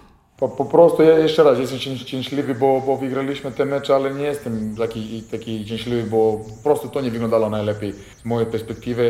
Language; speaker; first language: Polish; non-native, fluent; Serbian